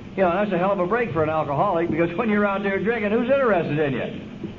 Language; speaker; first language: English; native; English